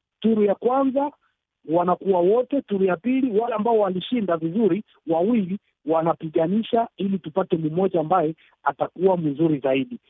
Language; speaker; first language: Swahili; native; Swahili